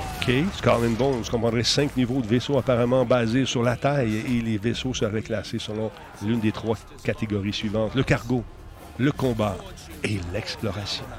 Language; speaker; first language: French; native; French